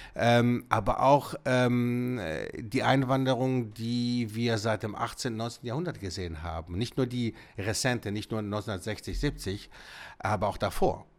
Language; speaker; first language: German; early bilingual, other home language; Greek